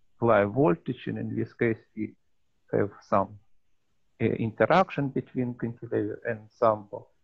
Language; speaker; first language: English; non-native, learner; Russian